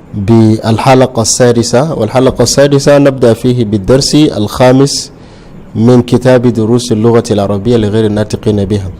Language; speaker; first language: Arabic; non-native, fluent; Hausa